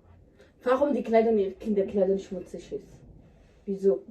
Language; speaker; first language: German; non-native, learner; Somali